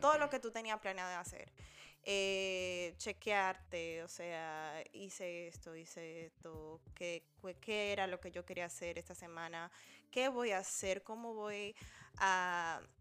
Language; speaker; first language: Spanish; early bilingual, heritage; Spanish